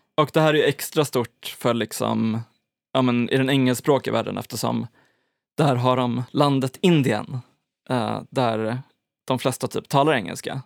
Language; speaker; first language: Swedish; native; Swedish